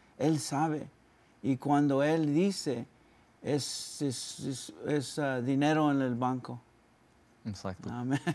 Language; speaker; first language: Spanish; early bilingual, heritage; Spanish